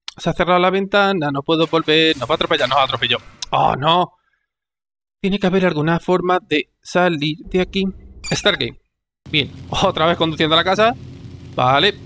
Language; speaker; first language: Spanish; native; Spanish